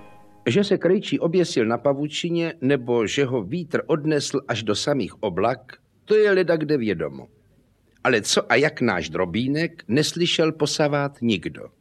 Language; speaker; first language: Czech; native; Czech